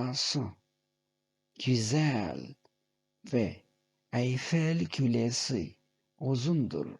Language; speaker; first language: Turkish; non-native, fluent; Urdu